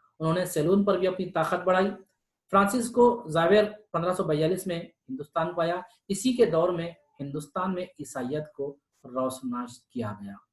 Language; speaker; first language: Urdu; native; Urdu